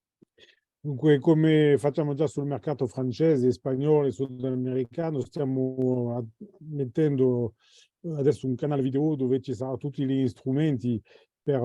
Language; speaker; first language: Italian; non-native, fluent; French